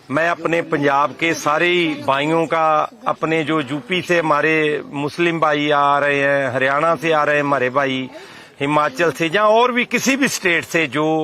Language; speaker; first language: Urdu; non-native, local second language; Punjabi